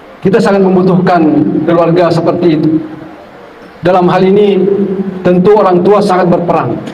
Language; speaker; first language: Malay; non-native, local second language; Buginese